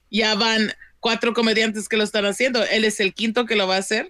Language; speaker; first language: Spanish; early bilingual, other home language; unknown